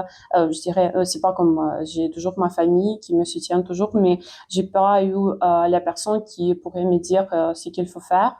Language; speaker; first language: French; non-native, fluent; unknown